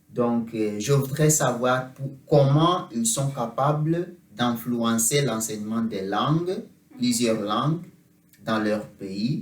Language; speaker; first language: French; non-native, fluent; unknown